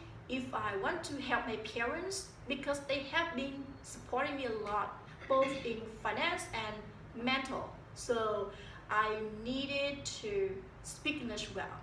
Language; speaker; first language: English; non-native, fluent; Vietnamese